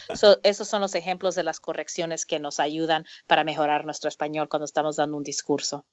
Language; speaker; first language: Spanish; early bilingual, heritage; Spanish